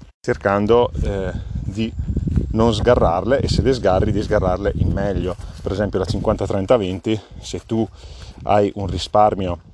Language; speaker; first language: Italian; native; Italian